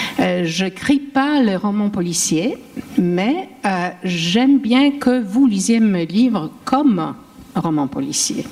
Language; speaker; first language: French; non-native, fluent; Polish